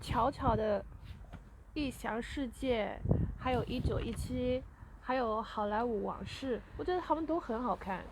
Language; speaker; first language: Chinese; early bilingual, heritage; Chinese